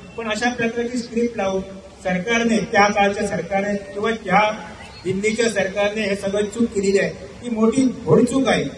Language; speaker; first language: Marathi; non-native, local second language; Konkani